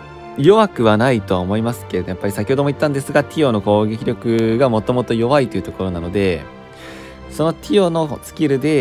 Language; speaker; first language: Japanese; native; Japanese